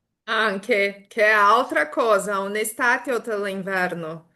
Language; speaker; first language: Italian; non-native, fluent; Portuguese